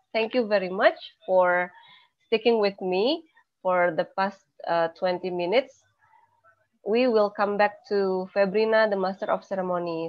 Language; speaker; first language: English; non-native, fluent; Indonesian